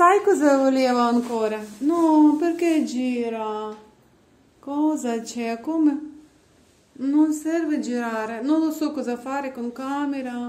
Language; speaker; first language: Italian; non-native, learner; Russian